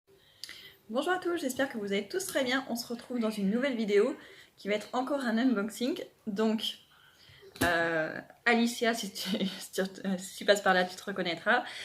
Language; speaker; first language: French; native; French